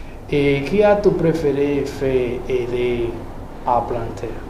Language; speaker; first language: French; non-native, learner; Spanish